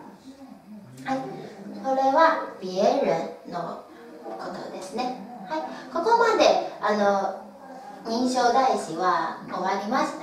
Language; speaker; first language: Japanese; non-native, fluent; Chinese